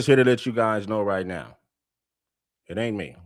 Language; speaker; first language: English; native; English